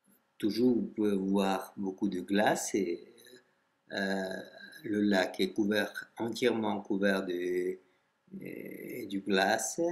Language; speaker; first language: French; non-native, fluent; Russian